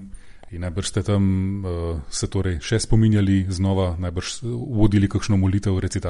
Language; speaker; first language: Slovenian; native; Slovenian